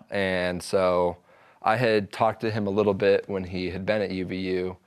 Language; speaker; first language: English; native; English